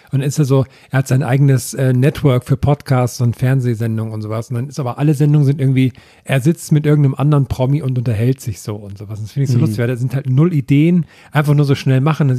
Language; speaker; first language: German; native; German